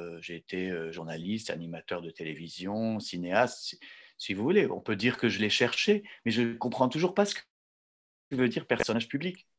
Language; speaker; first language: French; native; French